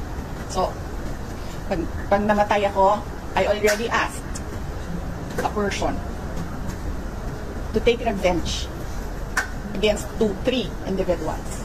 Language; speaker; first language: Filipino; non-native, local second language; Cebuano